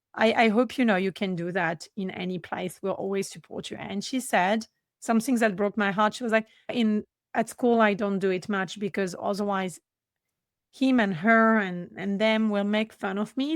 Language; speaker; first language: English; non-native, fluent; French